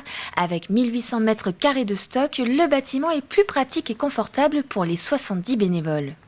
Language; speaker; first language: French; native; French